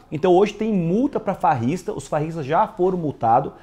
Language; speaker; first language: Portuguese; native; Portuguese